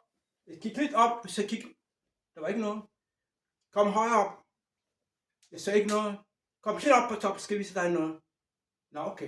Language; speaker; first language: Danish; non-native, fluent; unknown